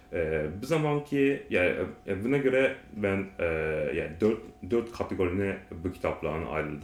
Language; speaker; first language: Turkish; non-native, learner; Japanese